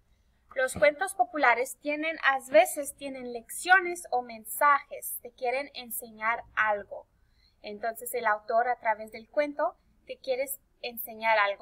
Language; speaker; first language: Spanish; early bilingual, heritage; Spanish